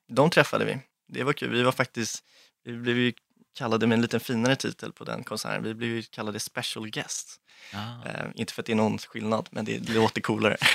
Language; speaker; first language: Swedish; native; Swedish